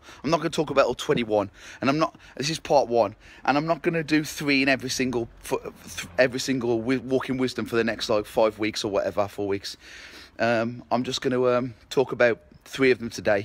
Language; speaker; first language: English; native; English